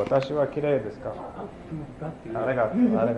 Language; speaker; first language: Japanese; non-native, learner; English